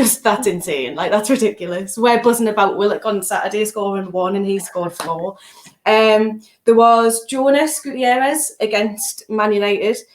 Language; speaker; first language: English; native; English